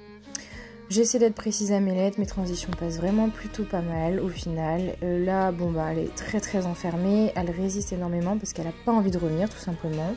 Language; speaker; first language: French; native; French